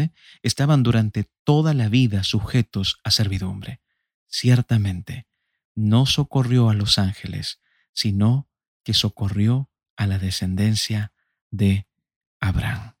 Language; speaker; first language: Spanish; native; Spanish